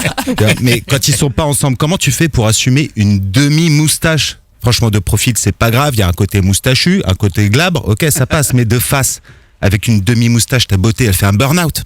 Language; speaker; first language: French; native; French